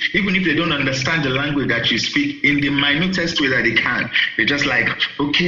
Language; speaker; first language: English; non-native, local second language; Yoruba